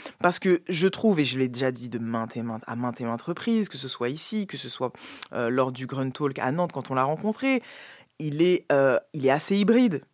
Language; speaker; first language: French; native; French